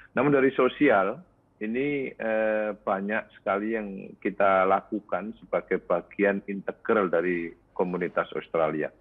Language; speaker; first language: Indonesian; native; Indonesian